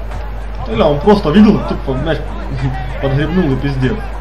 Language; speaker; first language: Russian; native; Russian